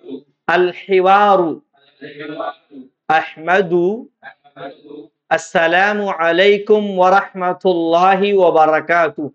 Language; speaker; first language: Arabic; non-native, fluent; Urdu